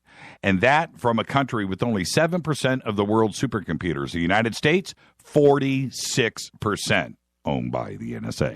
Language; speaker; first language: English; native; English